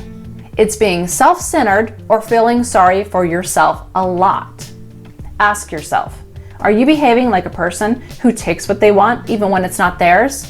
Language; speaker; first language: English; native; English